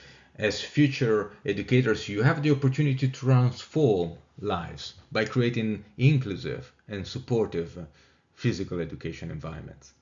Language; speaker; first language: English; non-native, fluent; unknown